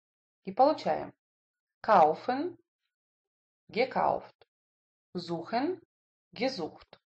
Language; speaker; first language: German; non-native, fluent; Russian